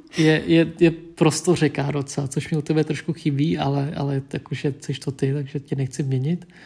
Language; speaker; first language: Czech; early bilingual, other home language; Vietnamese